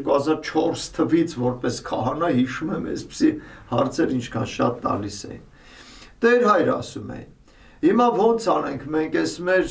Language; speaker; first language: Armenian; native; Armenian